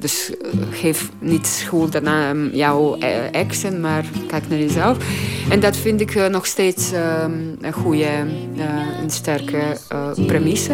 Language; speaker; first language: Dutch; non-native, learner; Croatian